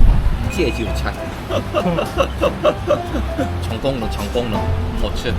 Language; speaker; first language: Chinese; non-native, fluent; Korean